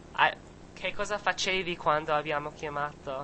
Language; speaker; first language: Italian; non-native, learner; English